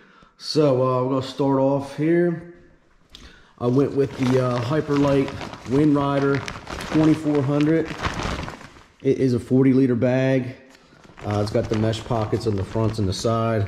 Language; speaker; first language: English; native; English